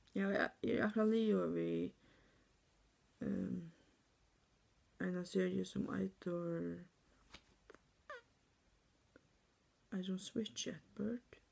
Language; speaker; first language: Norwegian; non-native, learner; Faroese